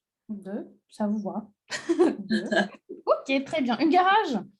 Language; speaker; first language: French; non-native, fluent; Russian